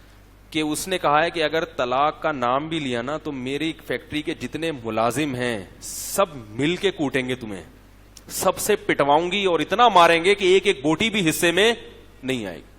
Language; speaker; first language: Urdu; native; Urdu